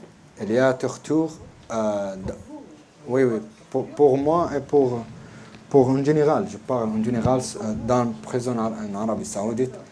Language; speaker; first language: French; non-native, learner; Arabic